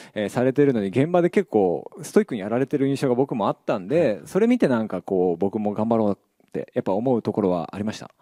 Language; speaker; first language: Japanese; native; Japanese